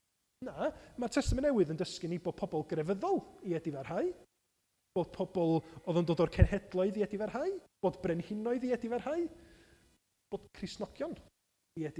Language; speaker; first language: Welsh; native; Welsh